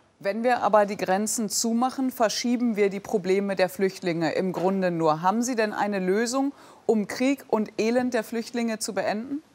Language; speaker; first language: German; native; German